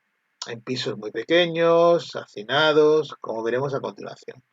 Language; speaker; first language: Spanish; native; Spanish